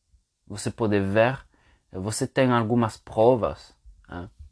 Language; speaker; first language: Portuguese; non-native, fluent; Spanish